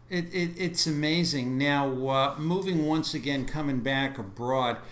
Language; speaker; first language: English; native; English